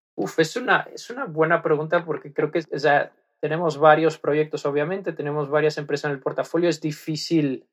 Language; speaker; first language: Spanish; non-native, fluent; Dutch